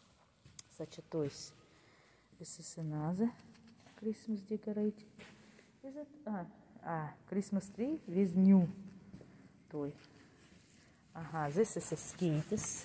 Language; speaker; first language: English; non-native, learner; Russian